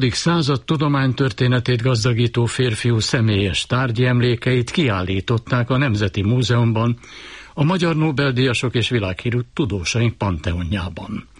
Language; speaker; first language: Hungarian; native; Hungarian